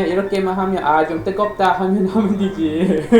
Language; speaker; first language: Korean; non-native, fluent; Malay